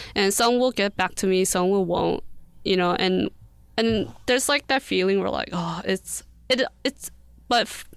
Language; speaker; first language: English; early bilingual, other home language; Korean